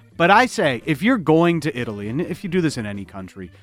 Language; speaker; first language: English; early bilingual, other home language; Italian